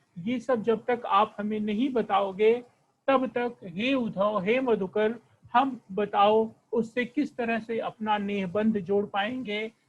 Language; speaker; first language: Hindi; non-native, local second language; Marathi